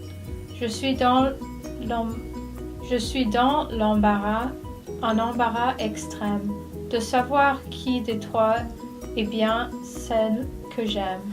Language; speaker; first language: French; non-native, learner; English